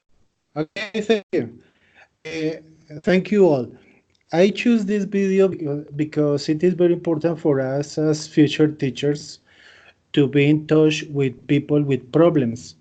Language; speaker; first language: English; non-native, fluent; Spanish